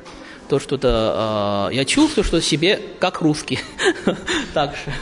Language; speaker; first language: Russian; early bilingual, heritage; Chinese